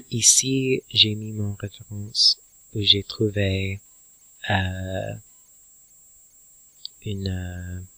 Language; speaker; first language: French; non-native, learner; English